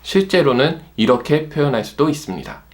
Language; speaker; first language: Korean; native; Korean